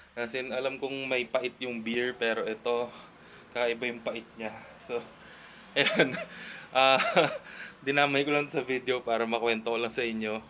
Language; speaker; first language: Filipino; native; Filipino